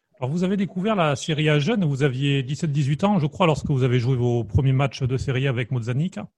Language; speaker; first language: French; native; French